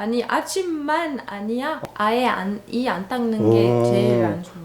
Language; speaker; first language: Korean; non-native, learner; Arabic